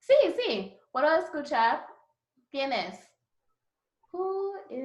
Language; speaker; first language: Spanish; non-native, learner; English